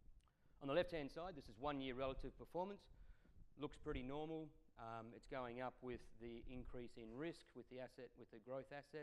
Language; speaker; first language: English; native; English